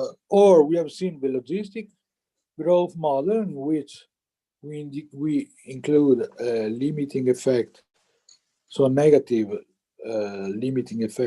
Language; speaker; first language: English; non-native, fluent; Italian